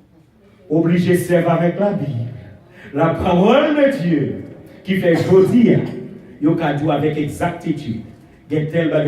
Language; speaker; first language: French; non-native, local second language; Haitian Creole